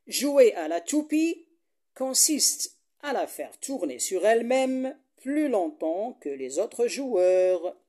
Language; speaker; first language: French; non-native, local second language; Arabic